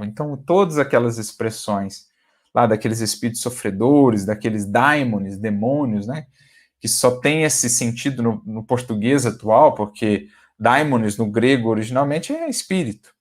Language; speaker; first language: Portuguese; native; Portuguese